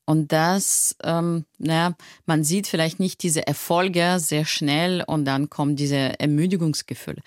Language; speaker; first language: German; non-native, fluent; Russian